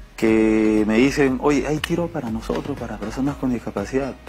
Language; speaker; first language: Spanish; native; Spanish